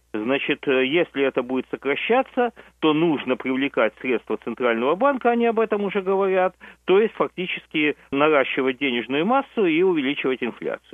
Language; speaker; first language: Russian; native; Russian